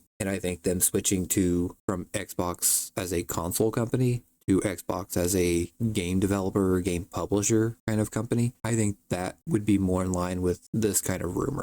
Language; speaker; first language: English; native; English